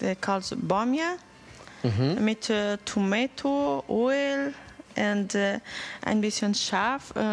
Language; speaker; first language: German; non-native, learner; Persian